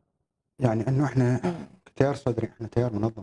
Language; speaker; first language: Arabic; native; Arabic